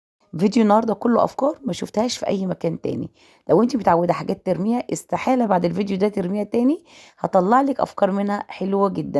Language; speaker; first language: Arabic; native; Arabic